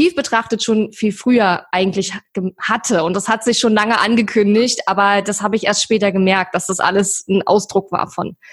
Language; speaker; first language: German; native; German